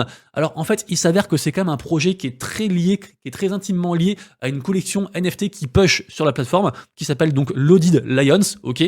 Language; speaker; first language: French; native; French